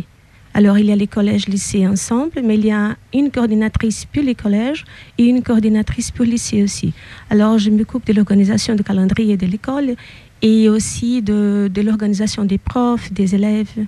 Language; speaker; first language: French; non-native, fluent; Portuguese